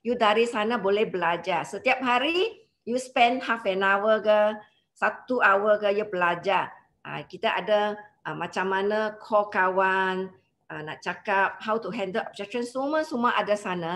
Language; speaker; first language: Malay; non-native, local second language; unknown